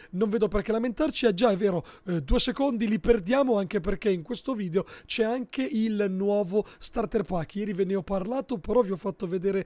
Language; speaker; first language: Italian; native; Italian